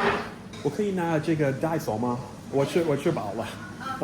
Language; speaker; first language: Chinese; non-native, learner; English